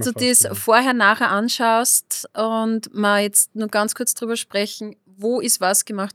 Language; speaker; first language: German; native; German